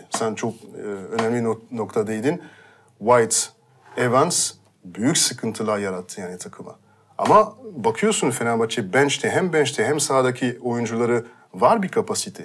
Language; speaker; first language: Turkish; non-native, fluent; French